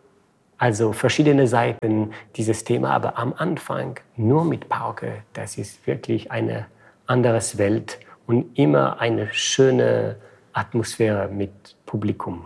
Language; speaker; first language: German; non-native, fluent; French